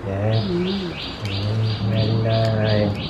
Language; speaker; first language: English; non-native, local second language; Vietnamese